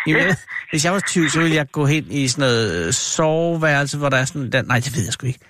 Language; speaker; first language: Danish; native; Danish